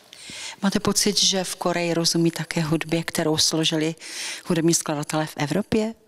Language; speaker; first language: Czech; native; Czech